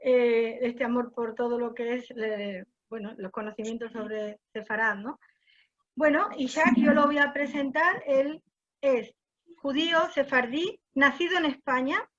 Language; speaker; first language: Spanish; native; Spanish